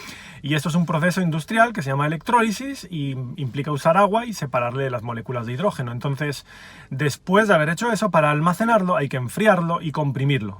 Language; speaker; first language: Spanish; native; Spanish